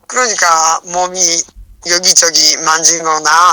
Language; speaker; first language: Korean; non-native, learner; Japanese